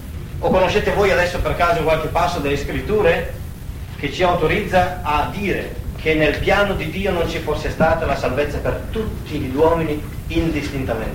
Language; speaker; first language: Italian; native; Italian